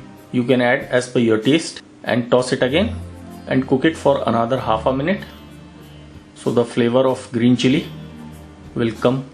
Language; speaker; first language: English; non-native, local second language; Hindi